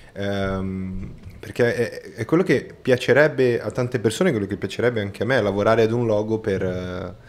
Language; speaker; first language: Italian; non-native, fluent; Portuguese